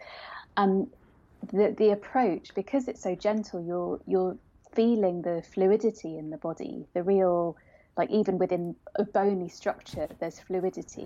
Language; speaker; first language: English; native; English